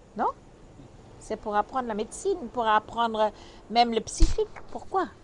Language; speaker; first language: French; non-native, fluent; German